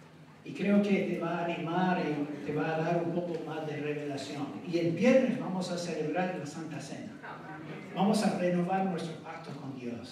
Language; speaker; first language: Spanish; non-native, fluent; English